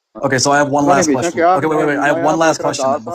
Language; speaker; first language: English; early bilingual, heritage; Punjabi